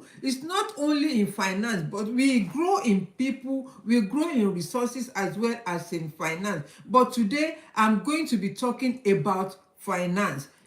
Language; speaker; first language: English; non-native, local second language; Yoruba